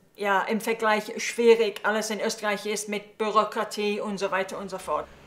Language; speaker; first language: German; early bilingual, heritage; English